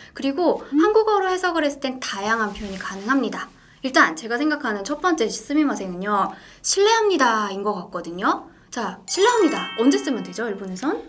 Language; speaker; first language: Korean; native; Korean